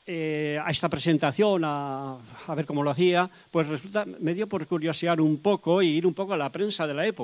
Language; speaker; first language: Spanish; native; Spanish